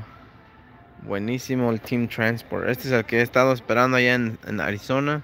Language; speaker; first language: Spanish; early bilingual, heritage; Spanish